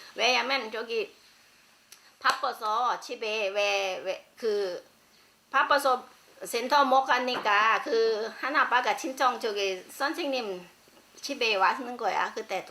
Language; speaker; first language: Korean; non-native, learner; Thai